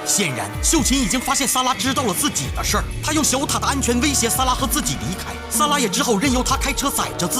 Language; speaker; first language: Chinese; native; Chinese